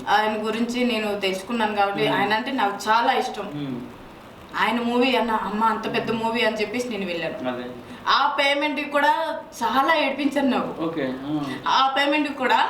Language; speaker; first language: Telugu; non-native, local second language; Odia